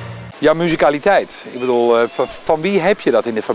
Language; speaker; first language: Dutch; native; Dutch